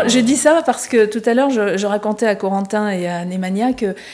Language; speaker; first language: French; native; French